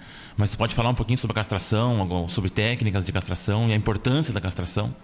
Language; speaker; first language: Portuguese; native; Portuguese